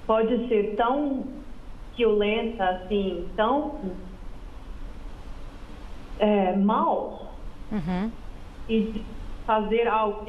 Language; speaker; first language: Portuguese; non-native, fluent; Dutch